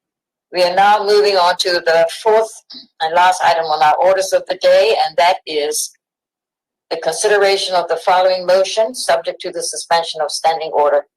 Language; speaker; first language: English; native; English